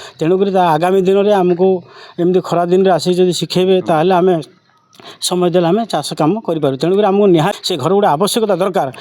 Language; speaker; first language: Odia; native; Odia